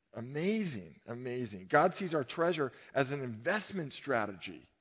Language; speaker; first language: English; native; English